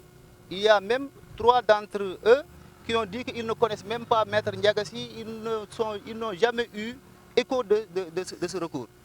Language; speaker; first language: French; non-native, local second language; Wolof